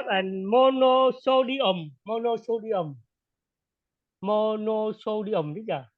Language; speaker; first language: English; non-native, learner; Vietnamese